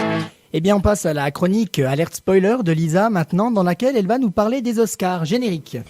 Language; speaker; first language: French; native; French